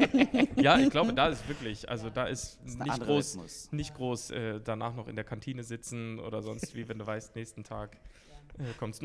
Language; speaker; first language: German; native; German